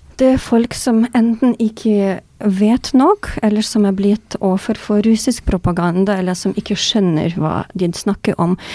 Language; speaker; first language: Norwegian; non-native, fluent; Ukrainian